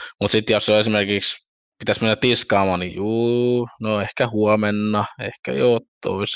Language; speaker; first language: Finnish; early bilingual, other home language; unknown